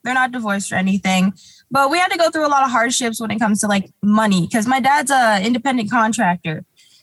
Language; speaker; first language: English; native; English